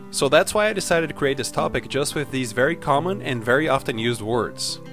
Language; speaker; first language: English; non-native, fluent; Portuguese